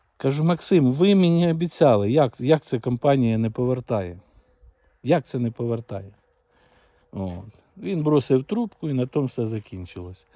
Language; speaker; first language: Ukrainian; native; Ukrainian